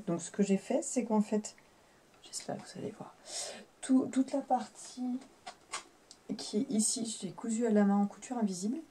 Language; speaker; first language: French; native; French